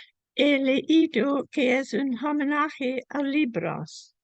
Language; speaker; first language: Spanish; non-native, fluent; English